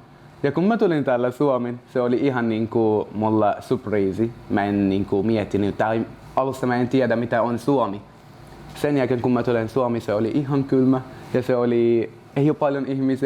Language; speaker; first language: Finnish; non-native, learner; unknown